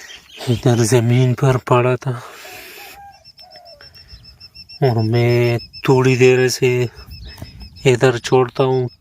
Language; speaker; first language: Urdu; non-native, local second language; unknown